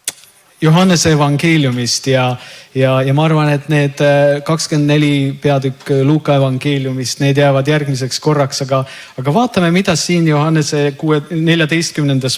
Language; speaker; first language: Estonian; native; Estonian